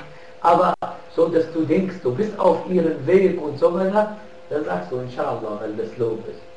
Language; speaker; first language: German; non-native, fluent; Arabic